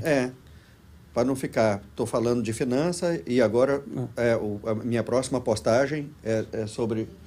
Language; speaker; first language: Portuguese; native; Portuguese